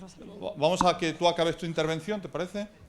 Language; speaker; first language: Spanish; native; Spanish